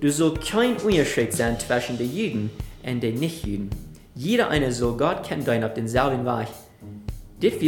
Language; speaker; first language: German; non-native, learner; Afrikaans